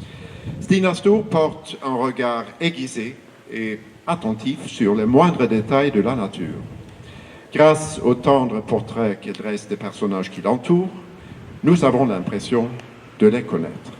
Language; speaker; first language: French; non-native, fluent; Swedish